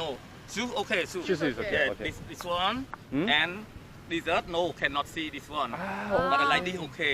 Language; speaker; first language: English; non-native, learner; Khmer